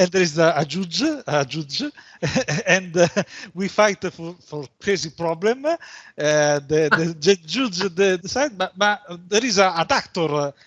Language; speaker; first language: English; non-native, learner; Italian